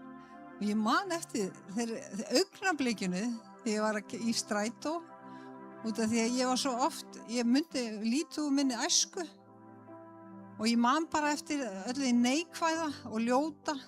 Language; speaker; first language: Icelandic; native; Icelandic